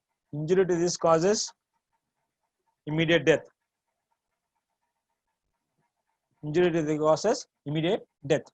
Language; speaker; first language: English; non-native, local second language; Tamil